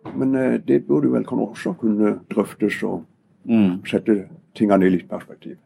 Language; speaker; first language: Norwegian; native; Norwegian